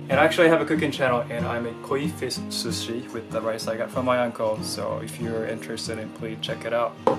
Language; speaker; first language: English; non-native, fluent; Japanese